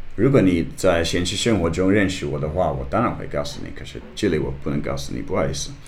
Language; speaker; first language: Chinese; non-native, learner; English